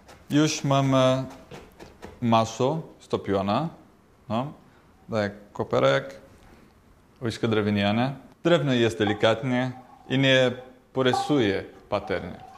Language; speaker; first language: Polish; non-native, learner; Portuguese